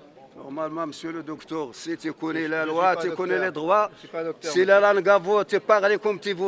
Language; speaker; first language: French; non-native, learner; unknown